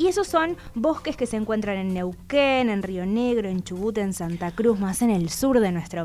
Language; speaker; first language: Spanish; native; Spanish